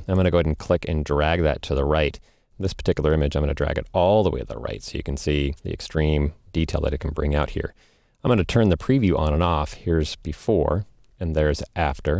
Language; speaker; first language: English; native; English